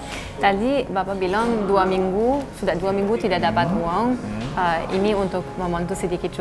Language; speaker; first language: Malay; non-native, fluent; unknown